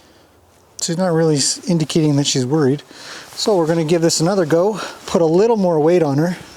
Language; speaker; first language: English; native; English